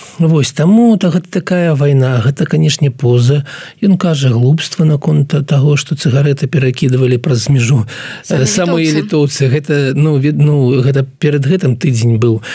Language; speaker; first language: Belarusian; non-native, local second language; Russian